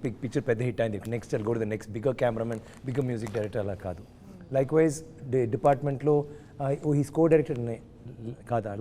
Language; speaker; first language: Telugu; non-native, learner; Tamil